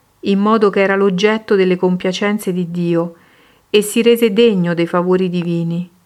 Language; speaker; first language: Italian; native; Italian